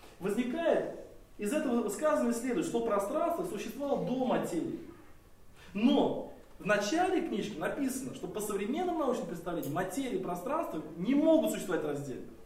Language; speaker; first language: Russian; native; Russian